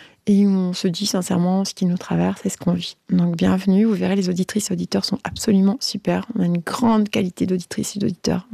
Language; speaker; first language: French; native; French